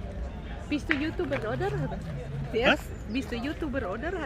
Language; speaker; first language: German; non-native, learner; Indonesian